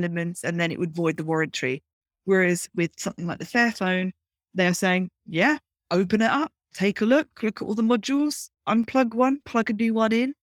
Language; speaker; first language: English; native; English